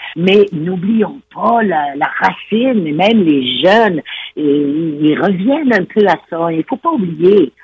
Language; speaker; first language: French; native; French